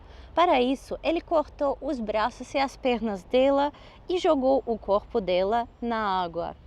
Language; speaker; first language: Portuguese; non-native, fluent; Russian